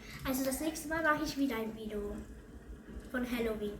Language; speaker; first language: German; early bilingual, other home language; Serbian